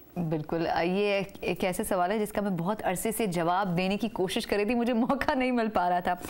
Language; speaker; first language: Urdu; native; Urdu